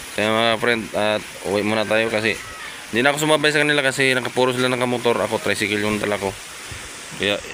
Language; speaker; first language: Filipino; non-native, local second language; Masbatenyo